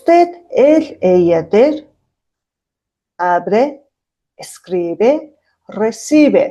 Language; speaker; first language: Spanish; non-native, fluent; Mongolian